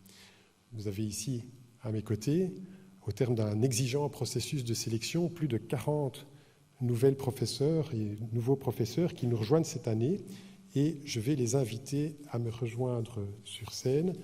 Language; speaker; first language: French; native; French